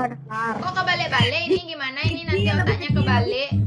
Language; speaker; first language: Indonesian; native; Indonesian